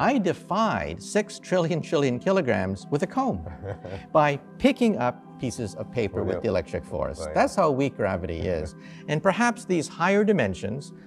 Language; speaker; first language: English; native; English